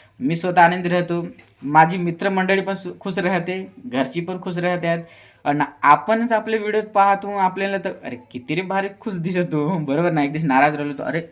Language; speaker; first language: Marathi; non-native, local second language; Kukna